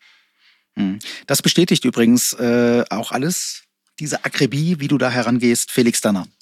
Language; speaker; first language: German; native; German